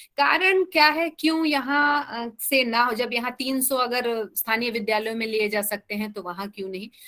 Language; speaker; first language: Hindi; native; Hindi